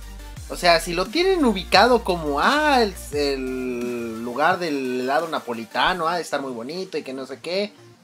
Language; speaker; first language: Spanish; native; Spanish